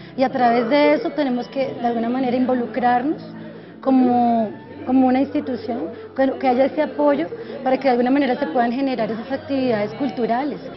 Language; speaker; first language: Spanish; native; Spanish